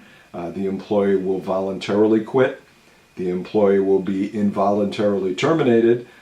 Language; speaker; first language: English; native; English